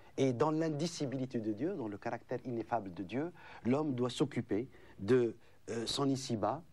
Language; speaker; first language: French; non-native, local second language; Arabic